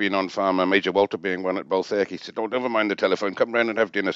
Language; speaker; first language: English; native; English